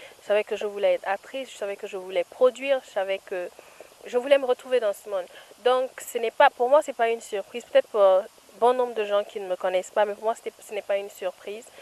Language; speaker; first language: French; non-native, local second language; Fula